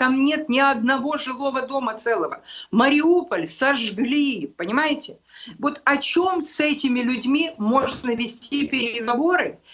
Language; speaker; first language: Russian; non-native, local second language; Ukrainian